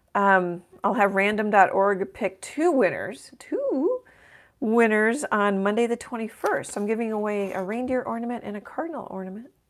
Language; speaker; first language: English; native; English